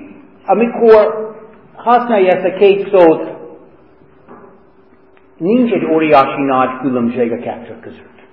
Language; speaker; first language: Hungarian; non-native, fluent; English